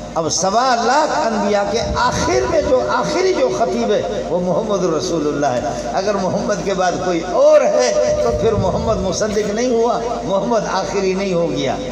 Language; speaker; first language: Urdu; non-native, local second language; Baluchi